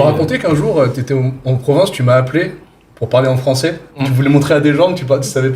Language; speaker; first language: French; native; French